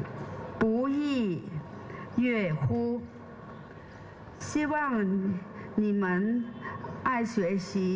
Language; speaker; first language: Chinese; non-native, fluent; Thai